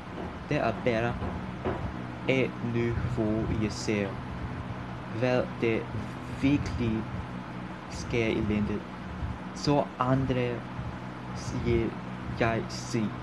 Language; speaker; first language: Danish; non-native, learner; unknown